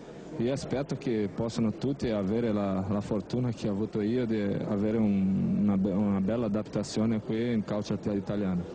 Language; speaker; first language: Italian; non-native, learner; Portuguese